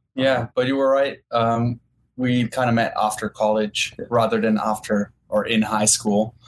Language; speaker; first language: English; non-native, fluent; German